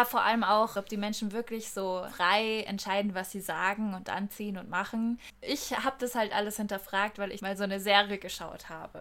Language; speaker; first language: German; native; German